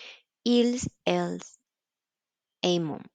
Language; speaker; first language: French; non-native, learner; Spanish